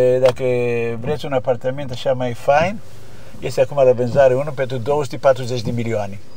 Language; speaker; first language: Romanian; native; Romanian